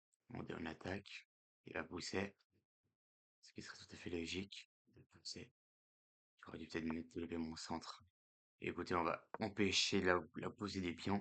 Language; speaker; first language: French; native; French